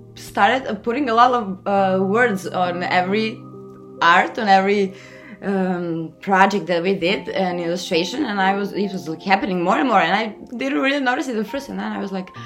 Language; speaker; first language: English; non-native, fluent; Serbian